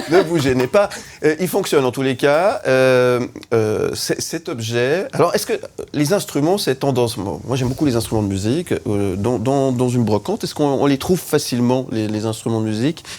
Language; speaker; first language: French; native; French